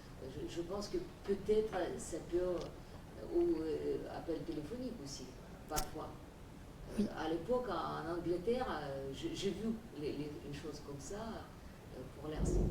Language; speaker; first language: French; non-native, fluent; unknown